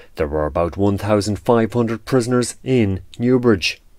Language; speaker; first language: English; native; English